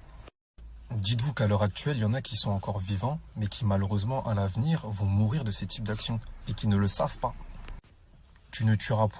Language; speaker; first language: French; native; French